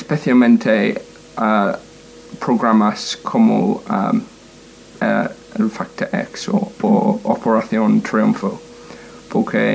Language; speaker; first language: Spanish; non-native, learner; English